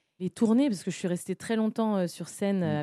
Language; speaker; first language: French; native; French